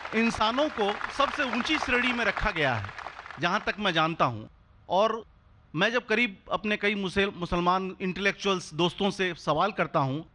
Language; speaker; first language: Hindi; native; Hindi